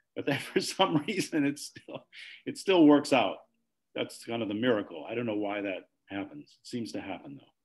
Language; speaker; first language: English; native; English